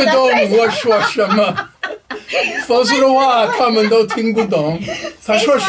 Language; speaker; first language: Chinese; non-native, learner; English